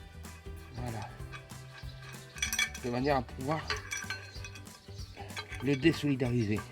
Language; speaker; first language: French; native; French